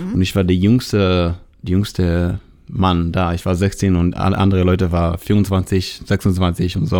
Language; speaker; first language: German; non-native, fluent; Hebrew